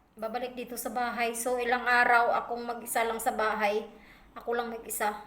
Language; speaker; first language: Filipino; non-native, local second language; Hiligaynon